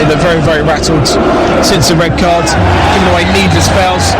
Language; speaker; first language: English; native; English